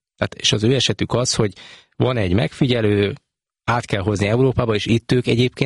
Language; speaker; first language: Hungarian; native; Hungarian